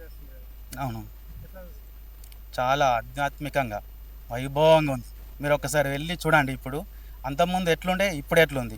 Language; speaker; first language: Telugu; native; Telugu